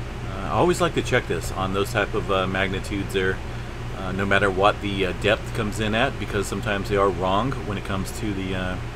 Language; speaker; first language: English; native; English